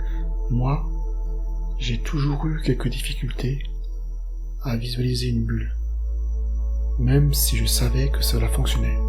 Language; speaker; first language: French; native; French